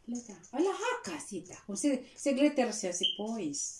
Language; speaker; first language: Finnish; non-native, learner; Filipino